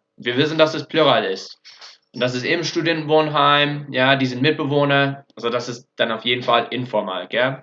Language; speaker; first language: German; non-native, fluent; English